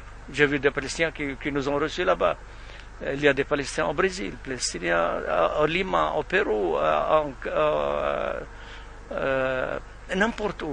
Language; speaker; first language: French; non-native, fluent; Arabic